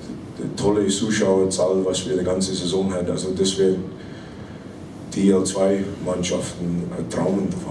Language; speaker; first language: German; non-native, fluent; English